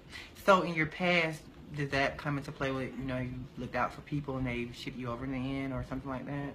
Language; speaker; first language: English; native; English